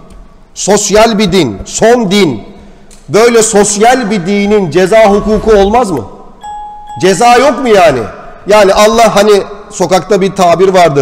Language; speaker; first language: Turkish; native; Turkish